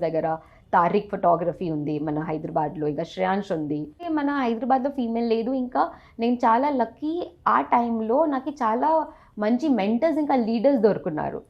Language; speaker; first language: Telugu; non-native, local second language; Gujarati